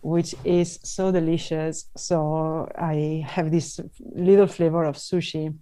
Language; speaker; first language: English; non-native, fluent; Italian